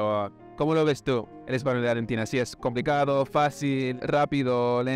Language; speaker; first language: Spanish; non-native, fluent; English